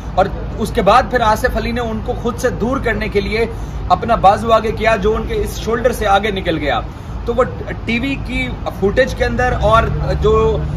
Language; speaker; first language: Urdu; native; Urdu